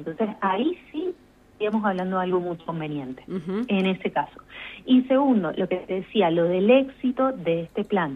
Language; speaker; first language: Spanish; native; Spanish